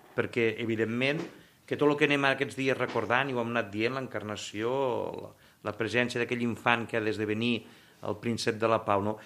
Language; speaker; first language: Catalan; native; Catalan